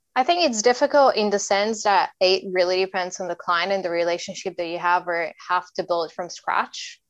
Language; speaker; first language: English; non-native, fluent; Bulgarian